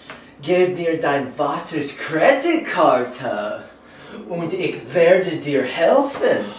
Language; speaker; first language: German; non-native, learner; English